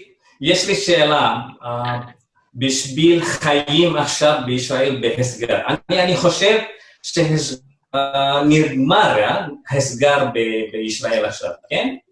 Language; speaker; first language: Hebrew; non-native, fluent; Indonesian